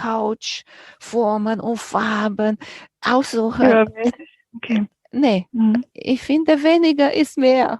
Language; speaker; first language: German; non-native, fluent; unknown